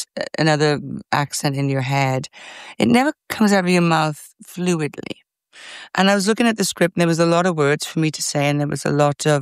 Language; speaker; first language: English; native; English